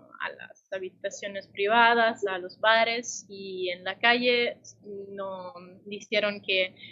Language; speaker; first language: Spanish; non-native, fluent; Italian